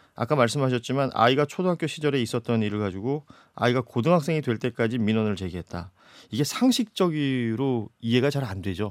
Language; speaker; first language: Korean; native; Korean